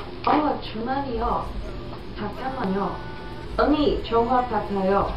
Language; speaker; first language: Korean; non-native, learner; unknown